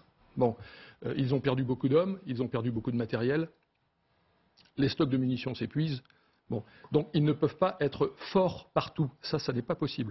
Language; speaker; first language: French; native; French